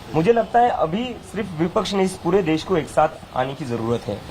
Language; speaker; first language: Hindi; non-native, local second language; Marathi